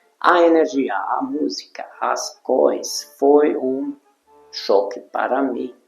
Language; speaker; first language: Portuguese; non-native, fluent; Hungarian